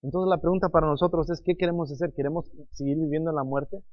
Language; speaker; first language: Spanish; non-native, fluent; English